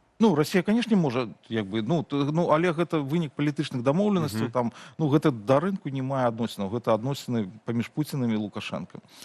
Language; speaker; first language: Belarusian; non-native, local second language; Russian